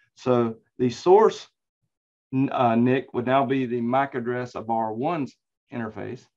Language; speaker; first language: English; native; English